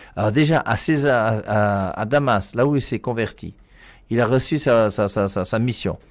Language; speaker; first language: French; native; French